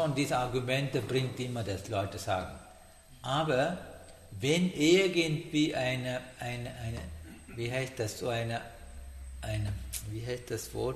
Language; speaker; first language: German; non-native, learner; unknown